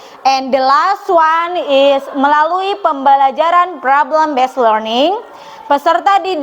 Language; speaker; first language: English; non-native, fluent; Indonesian